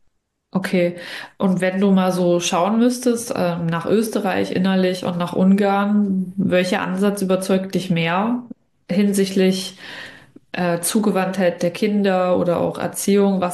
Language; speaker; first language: German; native; German